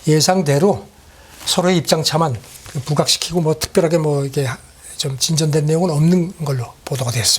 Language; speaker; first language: Korean; native; Korean